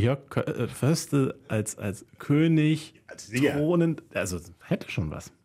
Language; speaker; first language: German; native; German